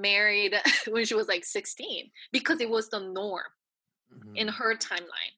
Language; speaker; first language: English; native; English